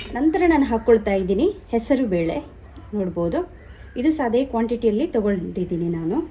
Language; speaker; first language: Kannada; non-native, local second language; Konkani